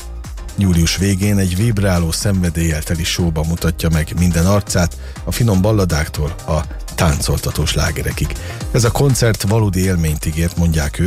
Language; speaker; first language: Hungarian; native; Hungarian